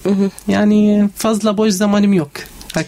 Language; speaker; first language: Turkish; non-native, learner; Arabic